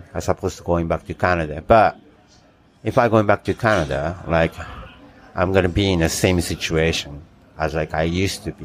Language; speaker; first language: English; non-native, fluent; Japanese